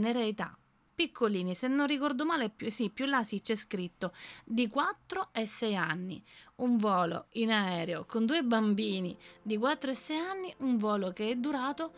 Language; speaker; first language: Italian; native; Italian